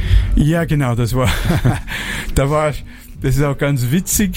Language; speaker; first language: German; non-native, fluent; English